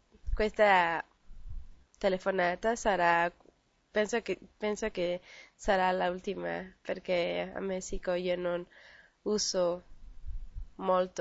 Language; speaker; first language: Italian; non-native, learner; Spanish